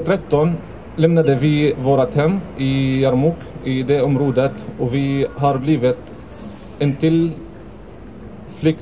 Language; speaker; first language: Swedish; non-native, fluent; Arabic